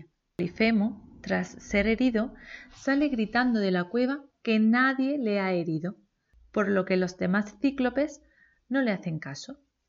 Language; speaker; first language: Spanish; native; Spanish